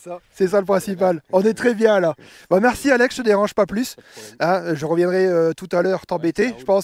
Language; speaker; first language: French; native; French